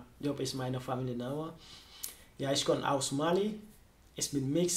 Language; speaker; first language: German; non-native, learner; French